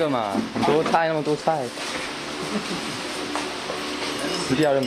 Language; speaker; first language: Chinese; early bilingual, heritage; Chinese